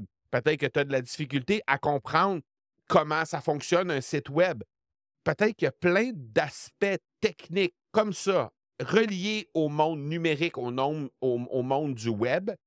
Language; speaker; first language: French; native; French